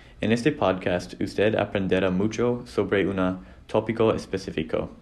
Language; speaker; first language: Spanish; non-native, learner; English